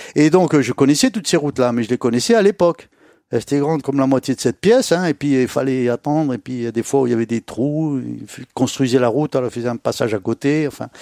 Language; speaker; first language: French; native; French